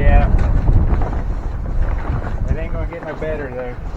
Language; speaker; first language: English; native; English